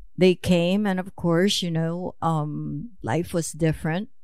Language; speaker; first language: English; non-native, local second language; Filipino